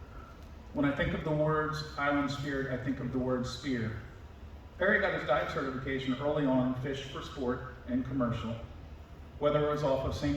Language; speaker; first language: English; native; English